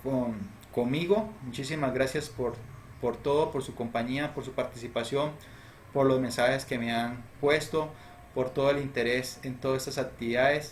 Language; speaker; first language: Spanish; native; Spanish